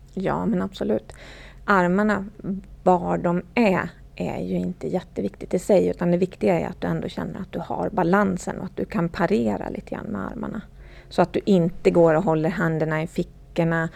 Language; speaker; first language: Swedish; native; Swedish